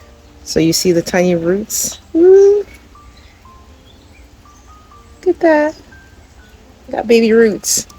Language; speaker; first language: English; native; English